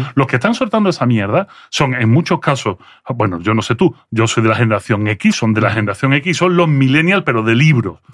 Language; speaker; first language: Spanish; early bilingual, other home language; French